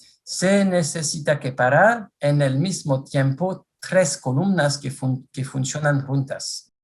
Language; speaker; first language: Spanish; non-native, fluent; French